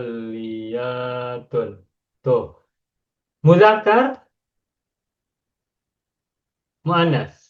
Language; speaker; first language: Arabic; non-native, fluent; Indonesian